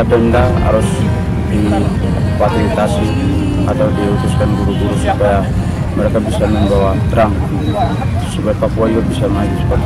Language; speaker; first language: Indonesian; non-native, local second language; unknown